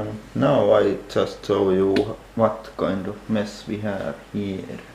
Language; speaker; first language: English; non-native, fluent; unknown